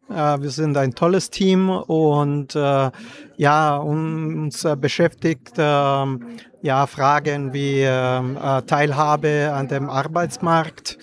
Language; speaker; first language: German; non-native, fluent; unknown